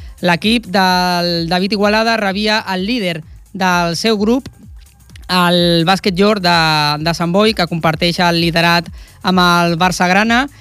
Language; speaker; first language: Catalan; native; Catalan